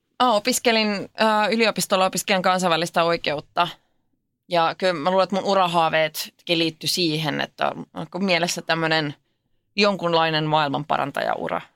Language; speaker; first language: Finnish; non-native, local second language; Swedish